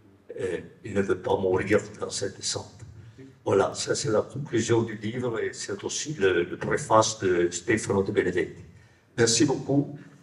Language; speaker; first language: French; non-native, fluent; Italian